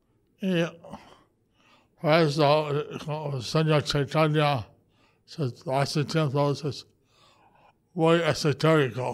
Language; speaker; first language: Spanish; non-native, learner; English